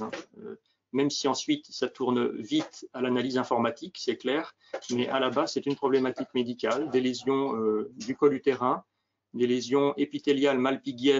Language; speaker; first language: French; native; French